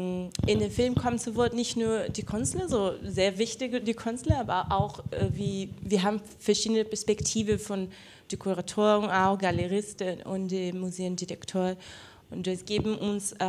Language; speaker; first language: German; non-native, fluent; Portuguese